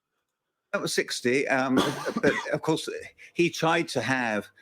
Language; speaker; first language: English; native; English